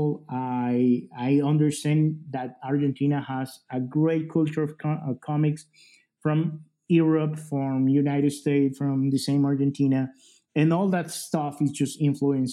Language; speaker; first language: English; non-native, fluent; Spanish